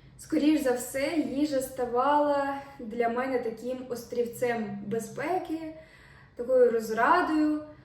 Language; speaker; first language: Ukrainian; non-native, local second language; Russian